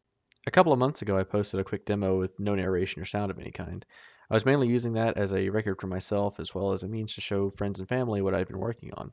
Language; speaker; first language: English; native; English